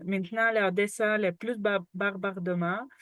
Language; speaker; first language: French; non-native, learner; Ukrainian